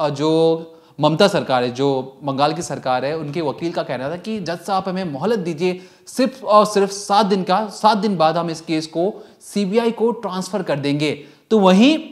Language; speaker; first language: Hindi; native; Hindi